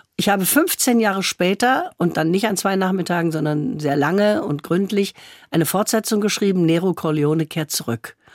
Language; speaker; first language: German; native; German